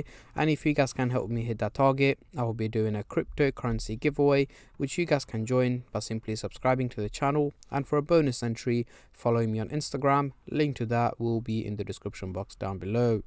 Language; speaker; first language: English; native; English